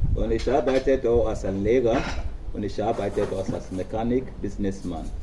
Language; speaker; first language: German; non-native, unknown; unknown